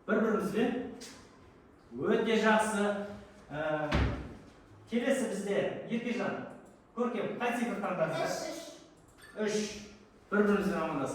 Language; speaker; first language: Kazakh; native; Kazakh